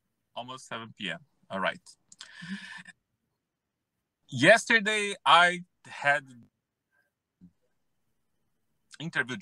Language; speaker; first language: English; non-native, learner; Portuguese